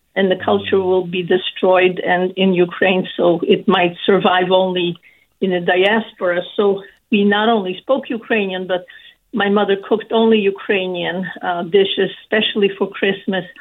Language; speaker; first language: English; early bilingual, other home language; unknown